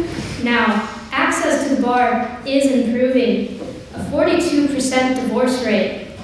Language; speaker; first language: English; native; English